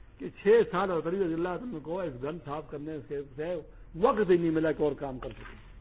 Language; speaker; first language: Urdu; non-native, local second language; Pashto